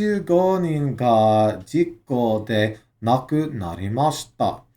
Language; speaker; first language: Japanese; non-native, learner; English